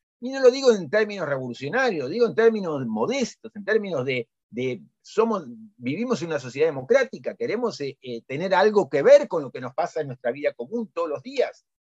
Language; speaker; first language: Spanish; native; Spanish